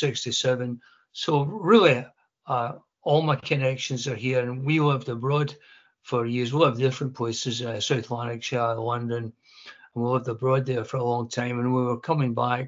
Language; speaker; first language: English; native; English